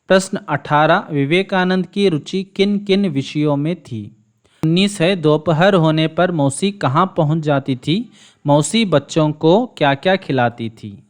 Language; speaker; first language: Hindi; non-native, local second language; Kannada